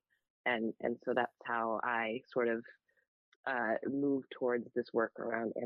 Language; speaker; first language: English; native; English